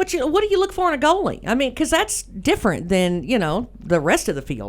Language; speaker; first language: English; native; English